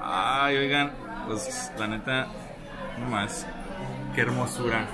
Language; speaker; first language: Spanish; native; Spanish